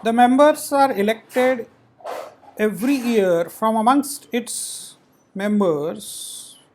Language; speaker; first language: English; non-native, local second language; Marathi